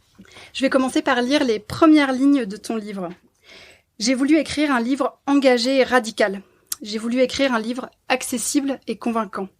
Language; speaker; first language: French; native; French